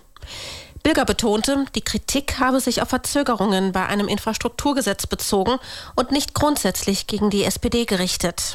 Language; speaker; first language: German; native; German